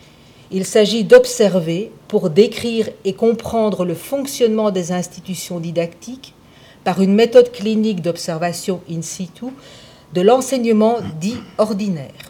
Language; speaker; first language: French; native; French